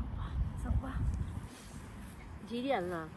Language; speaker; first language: Chinese; non-native, learner; Filipino